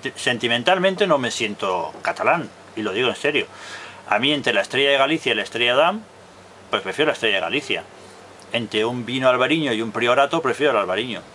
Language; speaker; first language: Spanish; native; Spanish